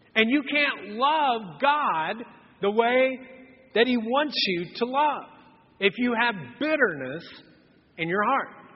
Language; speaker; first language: English; native; English